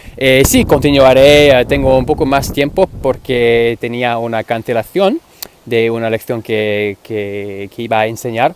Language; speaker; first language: Spanish; non-native, fluent; English